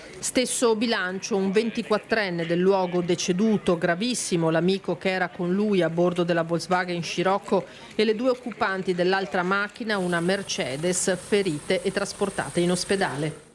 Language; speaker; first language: Italian; native; Italian